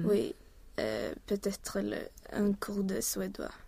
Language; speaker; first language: French; non-native, learner; Swedish